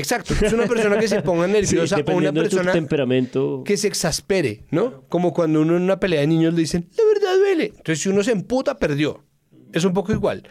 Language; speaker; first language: Spanish; native; Spanish